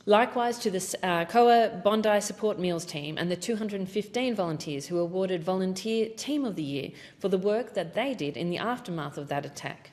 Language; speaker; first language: English; native; English